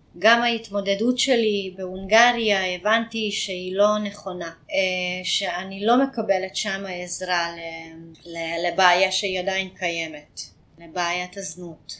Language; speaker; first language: Hebrew; non-native, fluent; Hungarian